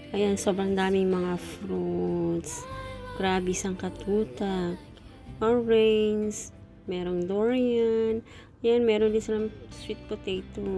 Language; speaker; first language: Filipino; non-native, local second language; Cebuano